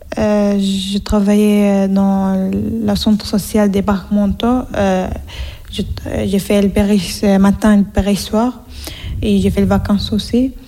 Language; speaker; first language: French; non-native, learner; Arabic